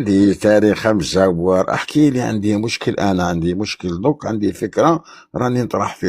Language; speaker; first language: Arabic; native; Arabic